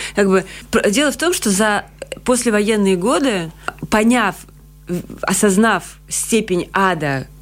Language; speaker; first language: Russian; native; Russian